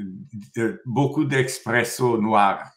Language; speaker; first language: French; non-native, fluent; Portuguese